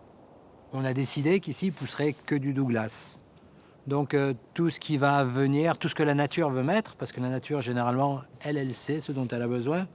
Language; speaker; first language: French; native; French